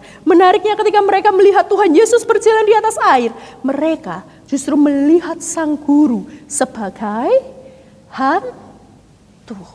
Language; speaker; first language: Indonesian; native; Indonesian